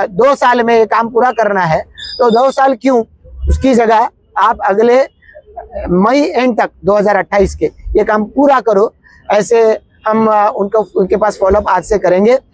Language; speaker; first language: Hindi; non-native, local second language; Marathi